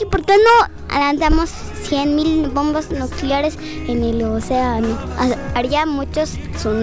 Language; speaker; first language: Spanish; early bilingual, other home language; French